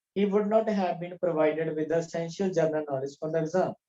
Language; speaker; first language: English; non-native, local second language; Punjabi